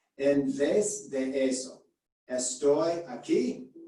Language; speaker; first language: Spanish; non-native, learner; English